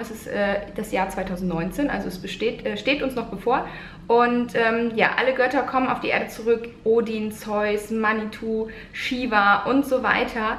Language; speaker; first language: German; native; German